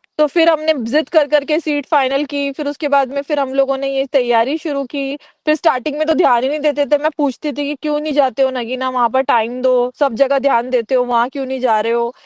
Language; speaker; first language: Hindi; native; Hindi